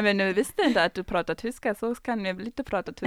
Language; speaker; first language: Swedish; non-native, fluent; German